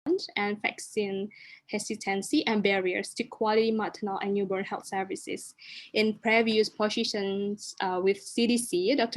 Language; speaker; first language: English; non-native, local second language; Indonesian